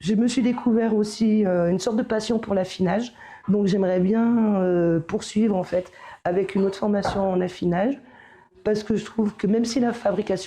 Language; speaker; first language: French; native; French